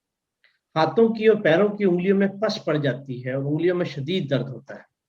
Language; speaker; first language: Urdu; native; Urdu